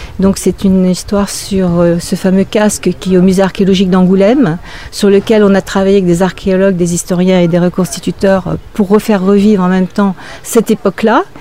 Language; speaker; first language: French; native; French